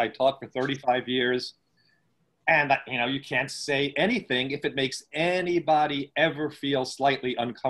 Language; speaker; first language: English; native; English